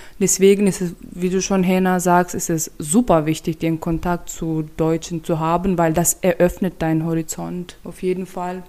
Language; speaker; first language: German; non-native, fluent; Turkmen